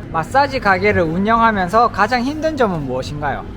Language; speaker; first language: Korean; native; Korean